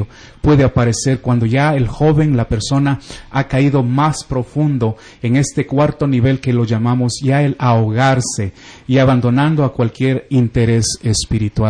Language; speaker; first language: Spanish; native; Spanish